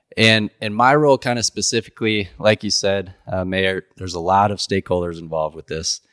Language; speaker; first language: English; native; English